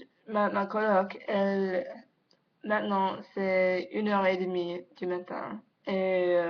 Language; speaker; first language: French; non-native, learner; English